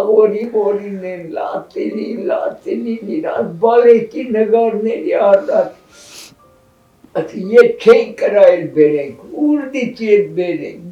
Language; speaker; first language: Armenian; native; Armenian